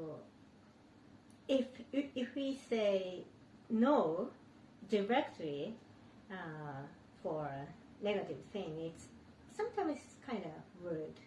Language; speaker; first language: English; non-native, learner; Japanese